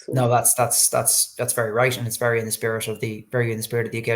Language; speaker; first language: English; native; English